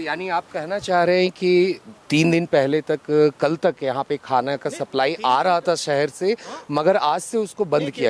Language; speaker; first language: Hindi; native; Hindi